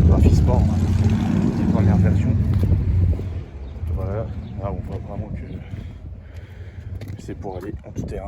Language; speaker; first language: French; native; French